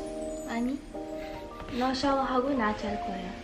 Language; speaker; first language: Korean; non-native, learner; Russian